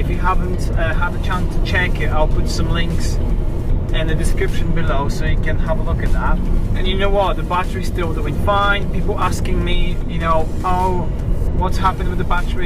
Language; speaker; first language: English; non-native, fluent; Polish